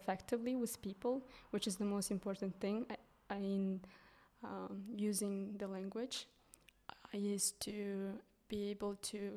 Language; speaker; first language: English; non-native, fluent; Kyrgyz